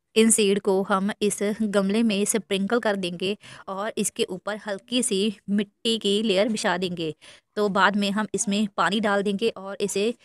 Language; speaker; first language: Hindi; non-native, local second language; Punjabi